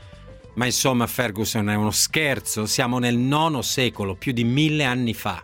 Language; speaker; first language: Italian; native; Italian